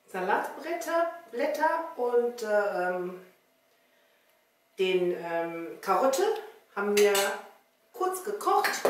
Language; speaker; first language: German; non-native, learner; Chinese